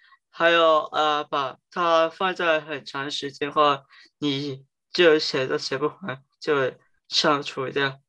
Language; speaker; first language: Chinese; early bilingual, heritage; Cantonese